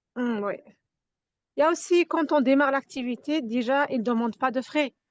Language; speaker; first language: French; non-native, local second language; Arabic